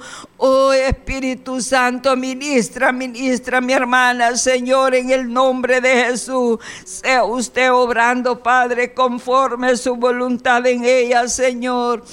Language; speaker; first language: Spanish; native; Spanish